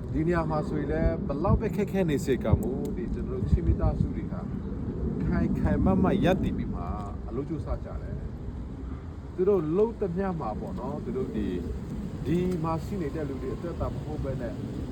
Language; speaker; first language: Burmese; non-native, local second language; Hakha Chin